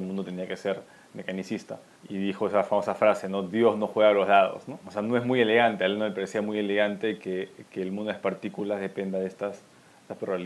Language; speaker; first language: Spanish; native; Spanish